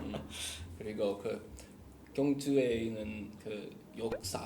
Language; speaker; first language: Korean; non-native, learner; English